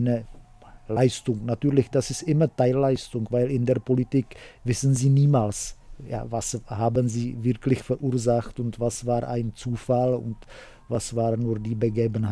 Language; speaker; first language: German; non-native, fluent; Czech